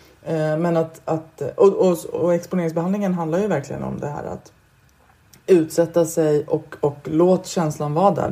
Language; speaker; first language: Swedish; native; Swedish